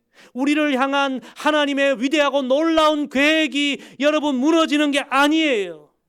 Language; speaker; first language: Korean; native; Korean